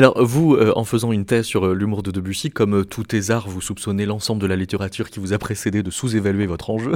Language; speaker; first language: French; native; French